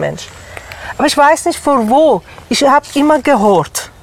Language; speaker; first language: German; non-native, learner; Persian